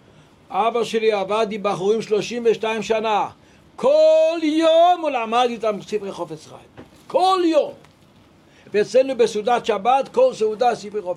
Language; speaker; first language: Hebrew; non-native, local second language; Yiddish